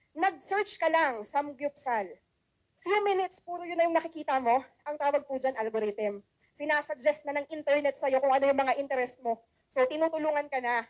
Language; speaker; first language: Filipino; non-native, local second language; Bikol